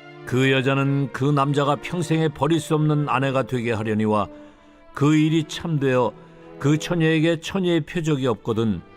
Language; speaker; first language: Korean; native; Korean